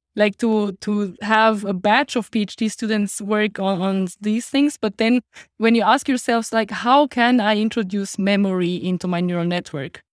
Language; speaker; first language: English; non-native, fluent; Romanian